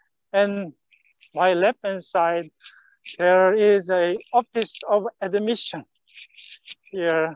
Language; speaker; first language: English; non-native, fluent; Korean